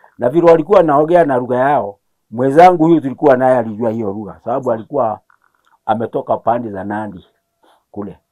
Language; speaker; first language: Swahili; non-native, local second language; Kikuyu